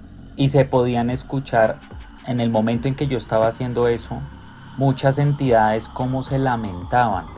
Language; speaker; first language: Spanish; native; Spanish